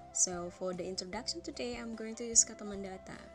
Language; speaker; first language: English; non-native, fluent; Indonesian